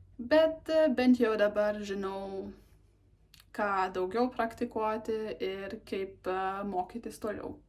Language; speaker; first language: Lithuanian; non-native, learner; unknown